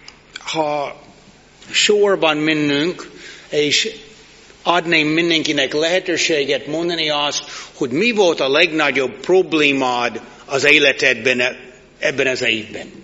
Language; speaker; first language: Hungarian; non-native, learner; English